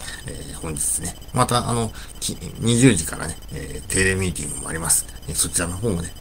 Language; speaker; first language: Japanese; native; Japanese